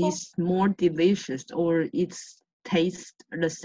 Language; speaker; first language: English; non-native, learner; Chinese